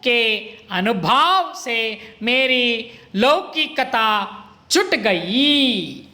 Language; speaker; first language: Hindi; non-native, local second language; Kannada